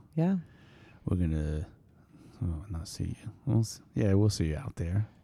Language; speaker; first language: English; native; English